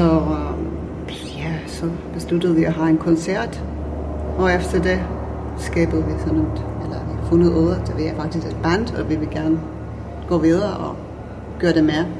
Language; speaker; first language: Danish; non-native, fluent; Finnish